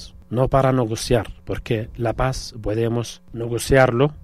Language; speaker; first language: Spanish; non-native, fluent; Arabic